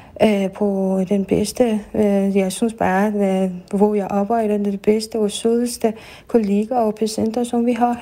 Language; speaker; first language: Danish; non-native, fluent; Persian